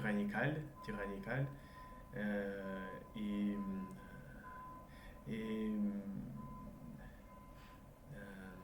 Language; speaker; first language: French; non-native, learner; Russian